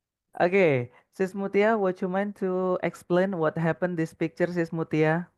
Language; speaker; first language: English; non-native, fluent; Indonesian